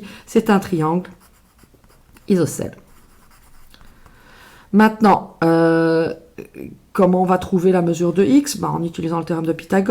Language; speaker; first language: French; native; French